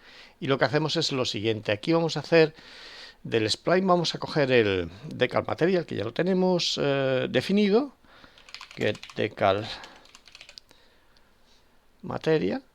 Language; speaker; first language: Spanish; native; Spanish